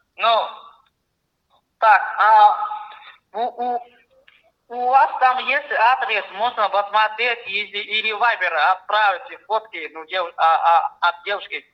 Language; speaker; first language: Russian; non-native, learner; Chinese